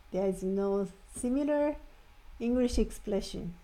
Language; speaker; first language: English; non-native, fluent; Japanese